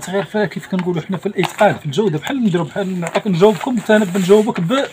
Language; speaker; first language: Arabic; native; Arabic